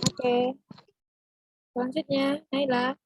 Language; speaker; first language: Indonesian; native; Indonesian